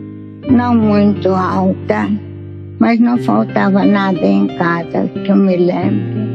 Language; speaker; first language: Portuguese; non-native, fluent; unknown